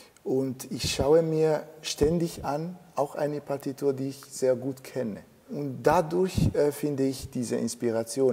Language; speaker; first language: German; non-native, fluent; Italian